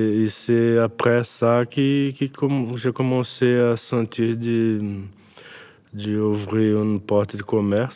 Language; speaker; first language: French; non-native, learner; Portuguese